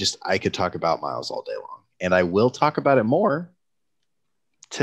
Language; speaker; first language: English; native; English